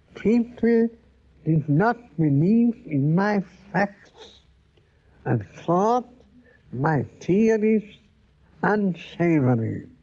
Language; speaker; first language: English; non-native, fluent; German